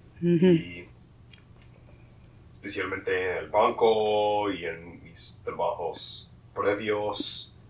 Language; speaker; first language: Spanish; non-native, learner; English